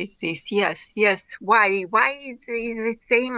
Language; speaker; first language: English; non-native, learner; Russian